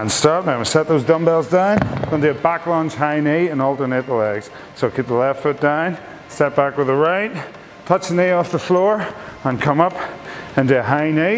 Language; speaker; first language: English; native; English